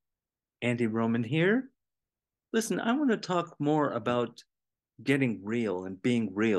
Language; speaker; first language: English; native; English